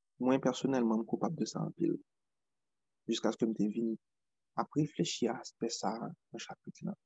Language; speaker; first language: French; non-native, local second language; Haitian Creole